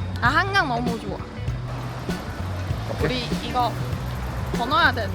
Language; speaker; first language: Korean; non-native, fluent; Chinese